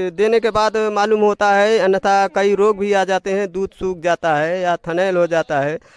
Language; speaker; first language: Hindi; native; Hindi